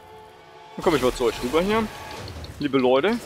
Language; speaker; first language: German; native; German